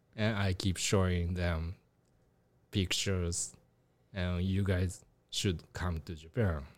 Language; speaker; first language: English; non-native, learner; Japanese